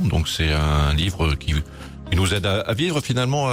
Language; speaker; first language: French; native; French